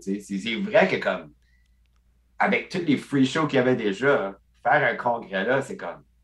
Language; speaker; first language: French; non-native, local second language; English